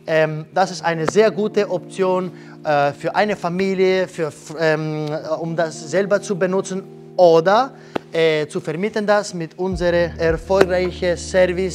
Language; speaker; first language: German; non-native, learner; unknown